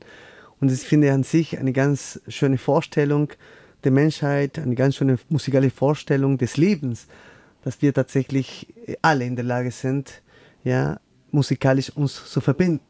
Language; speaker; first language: German; non-native, fluent; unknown